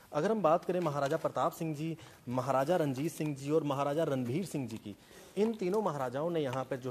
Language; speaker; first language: Hindi; native; Hindi